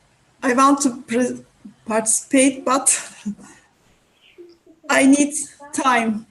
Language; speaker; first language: English; non-native, learner; Turkish